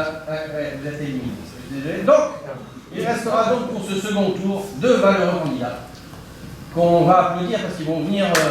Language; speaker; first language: French; native; French